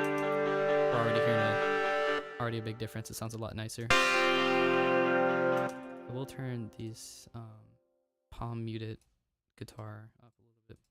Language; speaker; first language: English; native; English